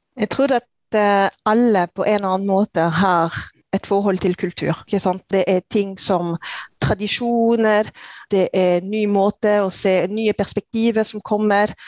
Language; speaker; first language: Norwegian; non-native, fluent; French